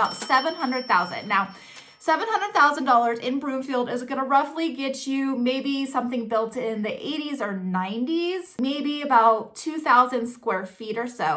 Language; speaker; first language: English; native; English